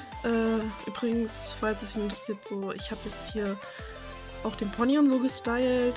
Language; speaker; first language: German; native; German